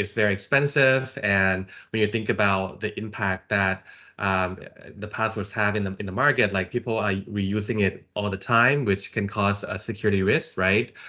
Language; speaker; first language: English; non-native, fluent; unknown